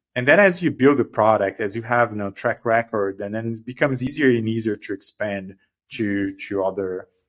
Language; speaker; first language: English; non-native, fluent; Portuguese